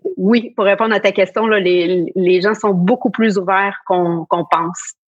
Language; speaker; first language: French; native; French